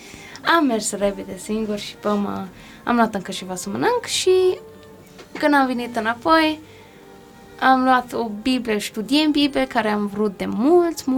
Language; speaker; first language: Romanian; early bilingual, heritage; Romanian